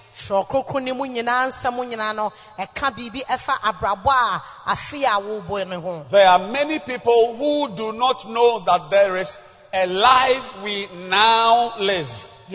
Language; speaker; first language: English; non-native, local second language; Akan